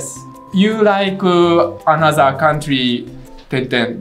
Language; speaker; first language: English; non-native, learner; Russian